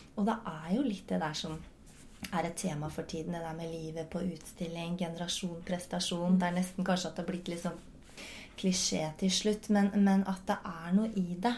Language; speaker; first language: Norwegian; native; Norwegian